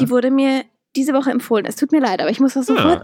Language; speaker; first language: German; native; German